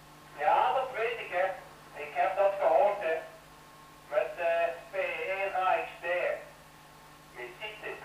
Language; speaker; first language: Dutch; native; Dutch